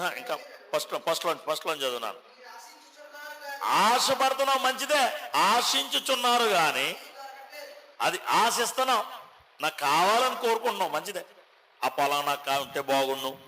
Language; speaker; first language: Telugu; native; Telugu